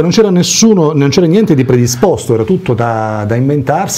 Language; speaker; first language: Italian; native; Italian